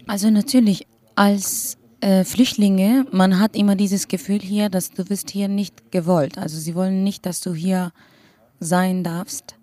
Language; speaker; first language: German; non-native, fluent; Kurdish